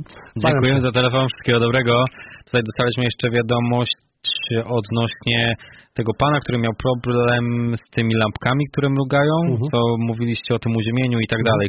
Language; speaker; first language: Polish; native; Polish